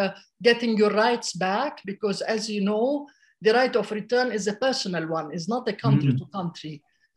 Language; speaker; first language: English; non-native, fluent; Arabic